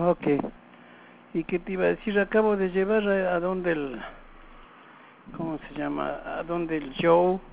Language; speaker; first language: Spanish; native; Spanish